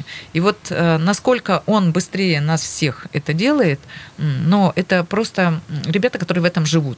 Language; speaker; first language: Russian; native; Russian